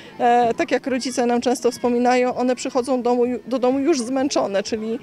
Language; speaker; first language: Polish; native; Polish